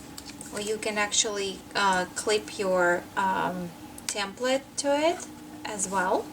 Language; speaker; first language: English; non-native, fluent; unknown